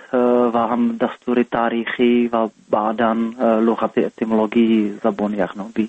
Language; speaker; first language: Persian; non-native, learner; Czech